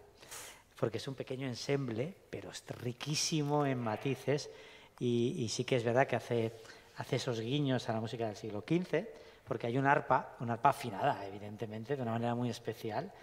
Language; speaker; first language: Spanish; native; Spanish